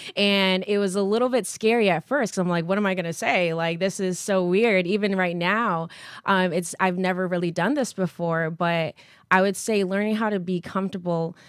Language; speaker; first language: English; native; English